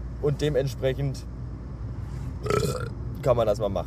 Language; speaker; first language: German; native; German